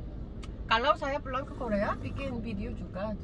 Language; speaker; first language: Indonesian; non-native, learner; Korean